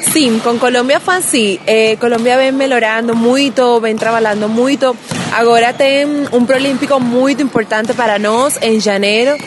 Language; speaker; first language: Portuguese; non-native, learner; Spanish